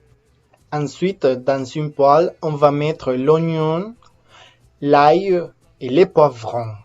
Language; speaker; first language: French; non-native, fluent; Spanish